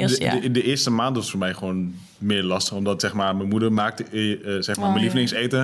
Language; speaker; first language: Dutch; native; Dutch